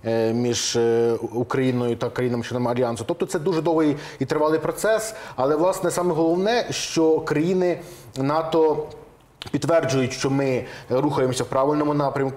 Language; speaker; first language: Ukrainian; native; Ukrainian